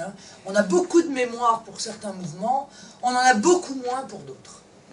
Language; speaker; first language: French; native; French